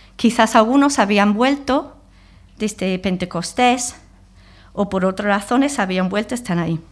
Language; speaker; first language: Spanish; non-native, fluent; English